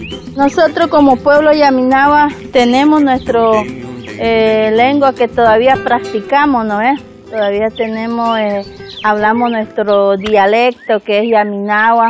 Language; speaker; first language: Spanish; non-native, local second language; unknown